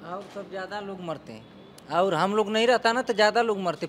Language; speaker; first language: Hindi; native; Hindi